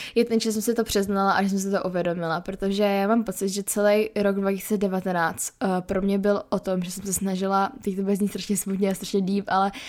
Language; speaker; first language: Czech; native; Czech